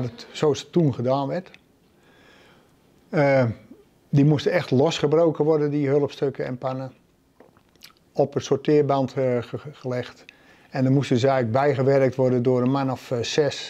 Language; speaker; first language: Dutch; native; Dutch